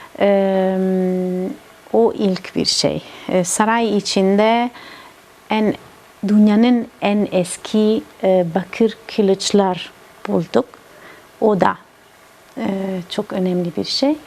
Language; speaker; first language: Turkish; non-native, learner; Italian